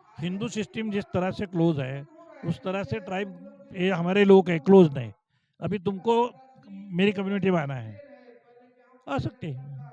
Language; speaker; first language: Hindi; non-native, local second language; Marathi